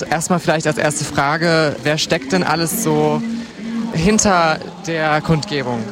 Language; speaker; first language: German; native; German